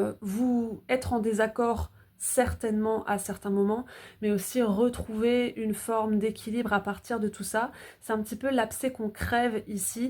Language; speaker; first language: French; native; French